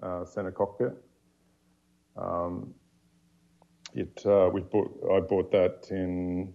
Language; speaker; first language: English; native; English